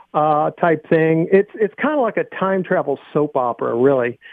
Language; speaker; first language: English; native; English